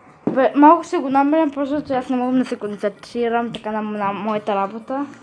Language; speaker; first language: Bulgarian; early bilingual, heritage; Bulgarian